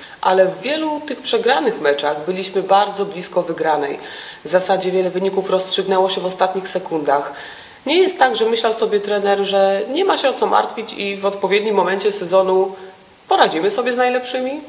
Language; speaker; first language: Polish; native; Polish